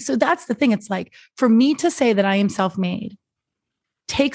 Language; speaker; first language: English; native; English